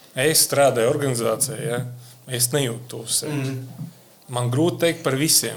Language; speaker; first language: Latvian; non-native, local second language; Russian